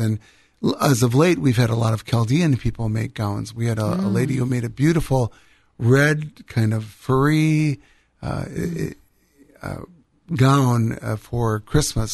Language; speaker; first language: English; native; English